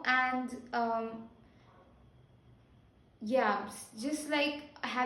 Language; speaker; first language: English; non-native, local second language; Hindi